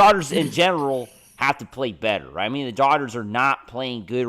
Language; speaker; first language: English; native; English